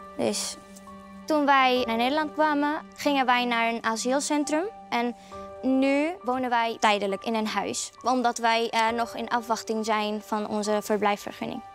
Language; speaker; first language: Dutch; non-native, fluent; Arabic